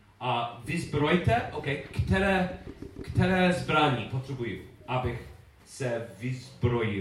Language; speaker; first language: Czech; non-native, learner; English